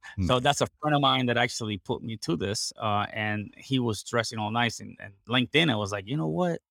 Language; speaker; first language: English; non-native, fluent; Spanish